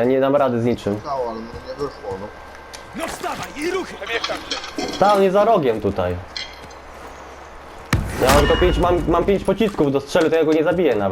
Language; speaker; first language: Polish; native; Polish